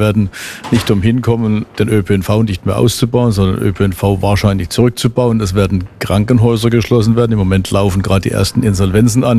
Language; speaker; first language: German; native; German